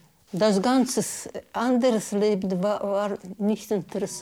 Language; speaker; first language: German; non-native, learner; Russian